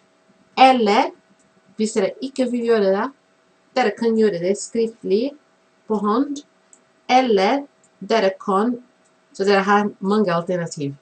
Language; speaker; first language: Norwegian; non-native, fluent; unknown